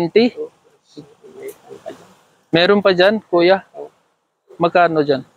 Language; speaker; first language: Filipino; non-native, learner; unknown